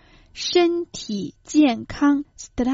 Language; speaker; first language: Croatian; non-native, fluent; Chinese